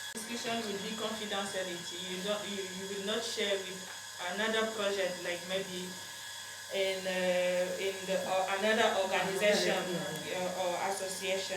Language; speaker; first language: English; non-native, learner; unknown